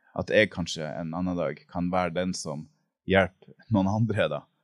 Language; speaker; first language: Norwegian; native; Norwegian